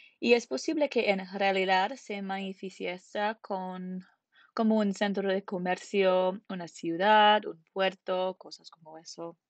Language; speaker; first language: Spanish; non-native, learner; English